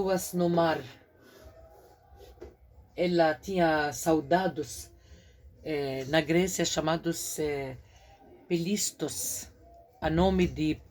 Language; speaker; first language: Portuguese; non-native, fluent; Arabic